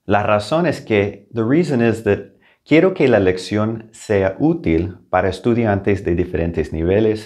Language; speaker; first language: Spanish; non-native, fluent; English